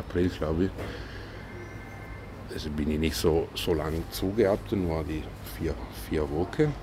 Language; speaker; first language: German; non-native, learner; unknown